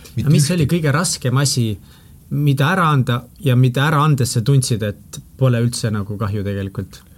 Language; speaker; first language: Estonian; native; Estonian